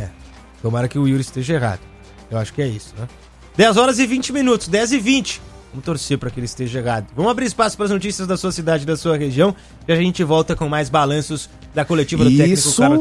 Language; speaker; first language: Portuguese; native; Portuguese